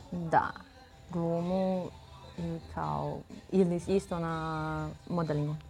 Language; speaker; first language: Serbian; non-native, fluent; Chinese